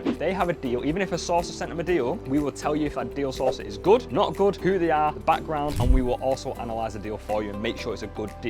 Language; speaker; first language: English; native; English